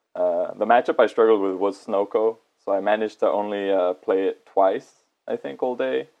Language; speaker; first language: English; native; English